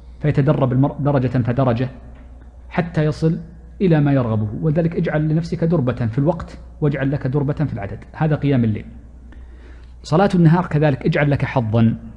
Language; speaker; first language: Arabic; native; Arabic